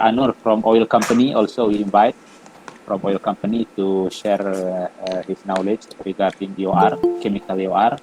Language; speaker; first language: English; non-native, learner; Indonesian